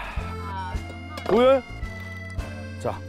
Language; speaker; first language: Korean; native; Korean